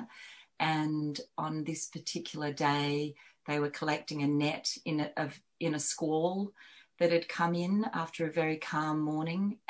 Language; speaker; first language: English; native; English